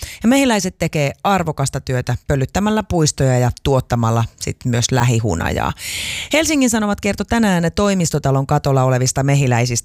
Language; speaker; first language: Finnish; native; Finnish